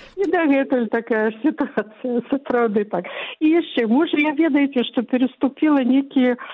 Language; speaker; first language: Belarusian; non-native, local second language; Russian